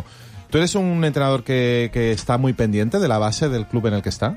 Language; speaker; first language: Spanish; native; Spanish